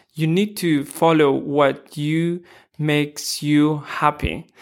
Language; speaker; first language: English; non-native, fluent; Spanish